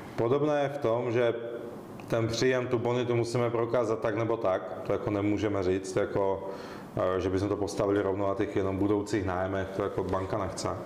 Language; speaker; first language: Czech; native; Czech